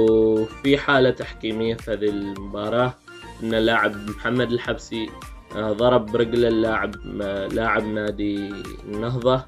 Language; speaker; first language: Arabic; native; Arabic